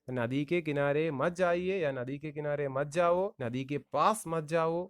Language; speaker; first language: Hindi; non-native, local second language; Malayalam